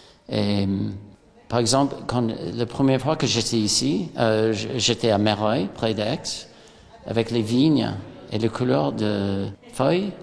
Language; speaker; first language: French; non-native, fluent; English